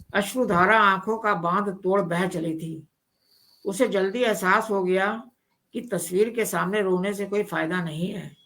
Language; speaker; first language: Hindi; non-native, local second language; Punjabi